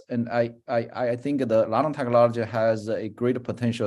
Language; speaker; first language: English; non-native, fluent; Chinese